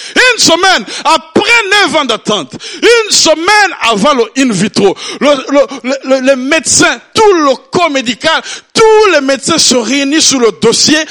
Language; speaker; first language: French; non-native, local second language; Rundi